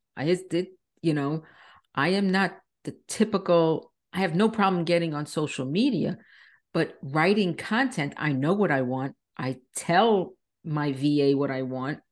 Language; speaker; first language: English; native; English